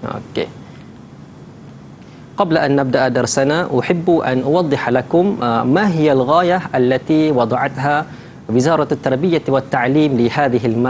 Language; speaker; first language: Arabic; non-native, fluent; Malay